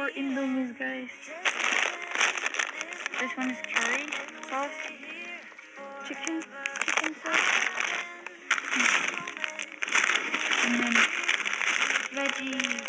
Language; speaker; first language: English; non-native, fluent; Turkish